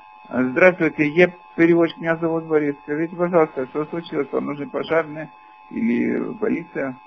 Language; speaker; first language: Russian; native; Russian